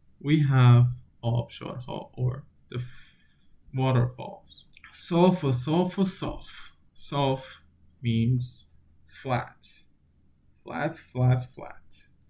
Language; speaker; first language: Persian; native; Persian